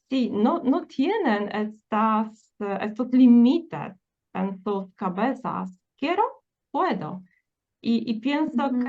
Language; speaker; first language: Spanish; non-native, fluent; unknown